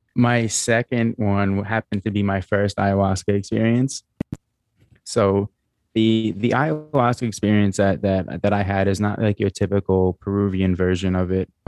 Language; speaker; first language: English; native; English